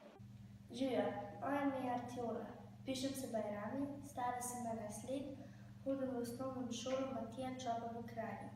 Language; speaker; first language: Slovenian; non-native, learner; Albanian